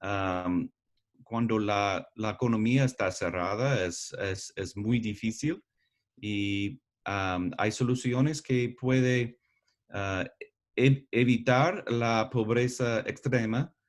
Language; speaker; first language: Spanish; non-native, learner; English